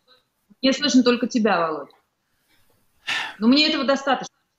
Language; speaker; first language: Russian; native; Russian